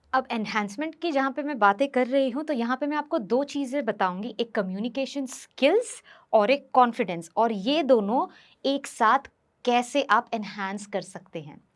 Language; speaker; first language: Hindi; non-native, local second language; Bhojpuri